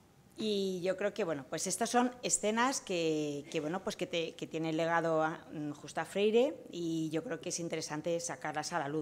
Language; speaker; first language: Spanish; native; Spanish